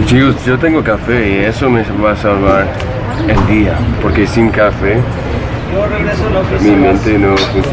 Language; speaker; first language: Spanish; non-native, fluent; English